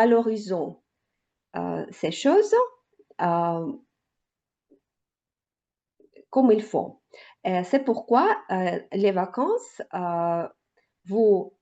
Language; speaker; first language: French; non-native, learner; Russian